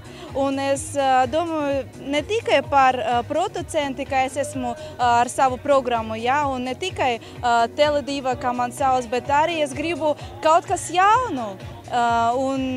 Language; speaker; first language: Latvian; non-native, local second language; Russian